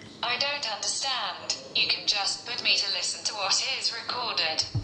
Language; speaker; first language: English; non-native, learner; Russian